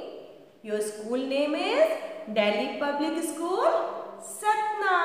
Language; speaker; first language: English; non-native, local second language; Hindi